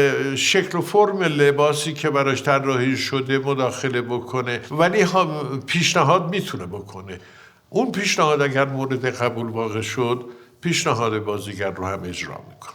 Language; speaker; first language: Persian; native; Persian